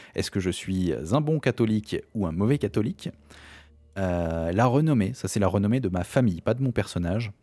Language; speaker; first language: French; native; French